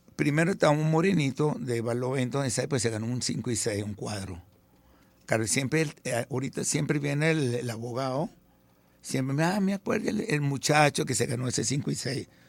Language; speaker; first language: Spanish; early bilingual, other home language; Italian